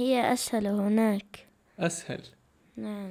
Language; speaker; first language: Arabic; early bilingual, other home language; Chechen